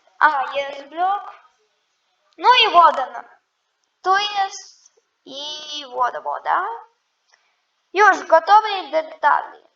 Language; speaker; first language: Polish; non-native, learner; Ukrainian